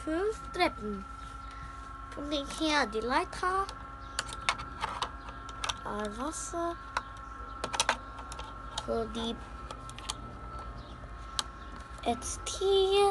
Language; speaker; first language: German; non-native, learner; Romanian